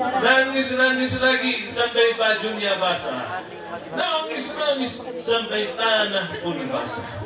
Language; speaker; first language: Malay; non-native, fluent; Arabic